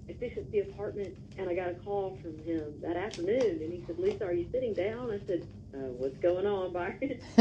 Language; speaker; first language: English; native; English